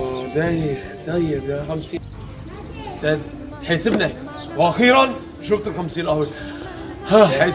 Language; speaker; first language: Arabic; native; Arabic